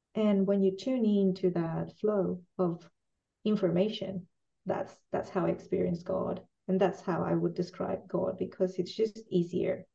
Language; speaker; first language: English; non-native, fluent; Spanish